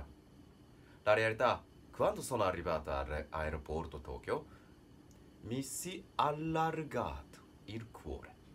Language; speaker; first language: Italian; non-native, learner; Japanese